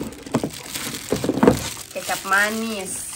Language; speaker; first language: Chinese; non-native, learner; Indonesian